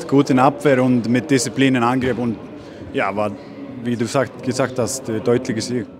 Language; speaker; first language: German; non-native, learner; Icelandic